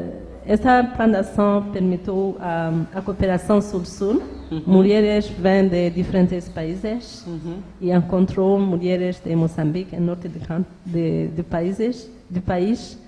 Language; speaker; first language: Portuguese; non-native, learner; Kinyarwanda